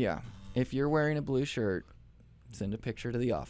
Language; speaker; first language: English; native; English